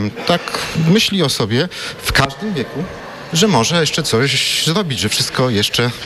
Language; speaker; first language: Polish; native; Polish